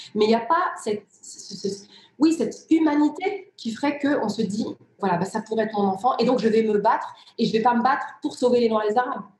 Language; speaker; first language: French; early bilingual, other home language; Riffian